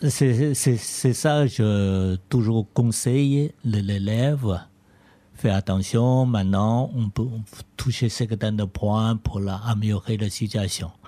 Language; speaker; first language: French; non-native, learner; Chinese